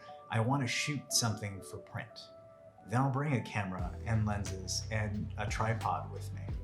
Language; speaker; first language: English; native; English